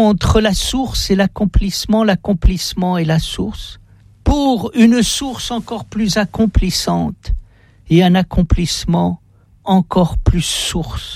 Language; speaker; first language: French; native; French